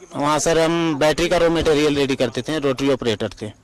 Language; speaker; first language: Hindi; native; Hindi